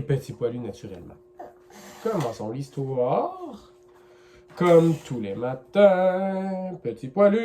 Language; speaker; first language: French; native; French